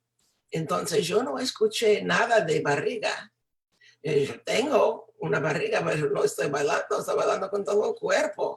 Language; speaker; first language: Spanish; non-native, fluent; English